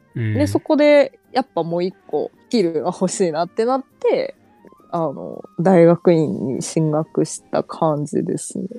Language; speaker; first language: Japanese; non-native, fluent; Chinese